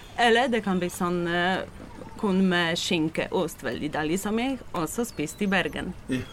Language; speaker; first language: Norwegian; non-native, learner; Polish